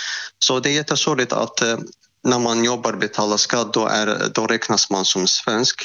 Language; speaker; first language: Swedish; non-native, fluent; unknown